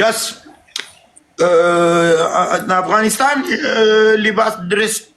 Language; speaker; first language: English; non-native, learner; Pashto